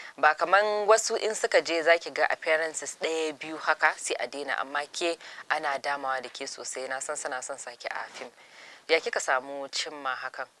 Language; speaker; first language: Hausa; native; Hausa